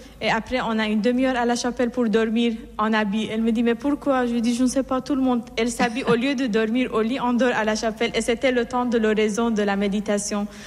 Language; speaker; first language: French; non-native, fluent; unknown